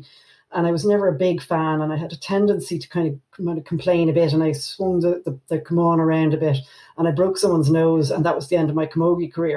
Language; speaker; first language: English; native; English